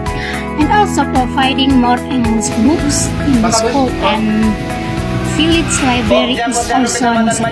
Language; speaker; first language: English; non-native, learner; Indonesian